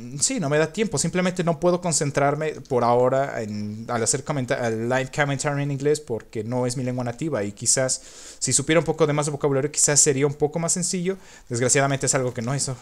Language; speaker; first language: Spanish; native; Spanish